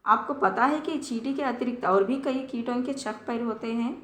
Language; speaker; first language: Hindi; non-native, local second language; Telugu